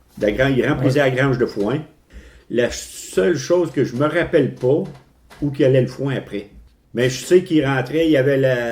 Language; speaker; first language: French; native; French